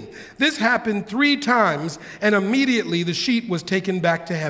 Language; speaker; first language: English; native; English